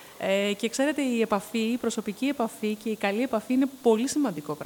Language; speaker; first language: Greek; native; Greek